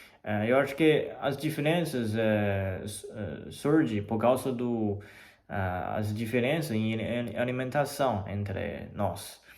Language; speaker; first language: Portuguese; non-native, fluent; Chinese